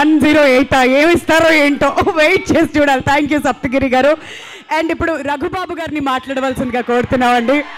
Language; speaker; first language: Telugu; native; Telugu